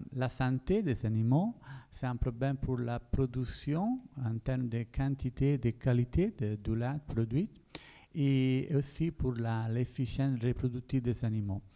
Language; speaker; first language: French; non-native, learner; Italian